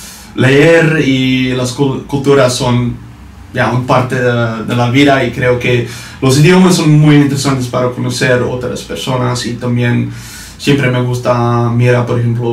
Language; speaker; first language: Spanish; non-native, learner; Dutch